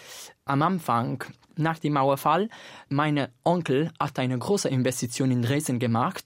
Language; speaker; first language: German; non-native, fluent; Italian